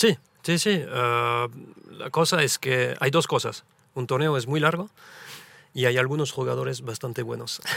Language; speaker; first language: Spanish; early bilingual, heritage; French